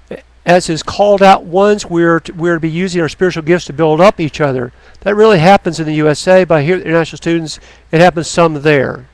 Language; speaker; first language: English; native; English